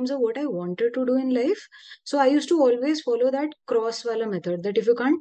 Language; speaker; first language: English; non-native, local second language; Hindi